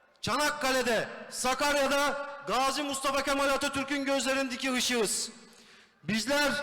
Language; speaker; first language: Turkish; native; Turkish